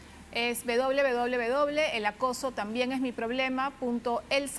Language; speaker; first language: Spanish; native; Spanish